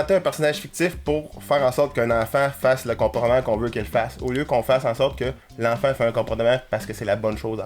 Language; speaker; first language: French; native; French